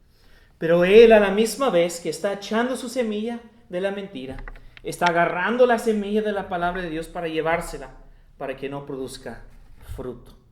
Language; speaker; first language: Spanish; non-native, fluent; English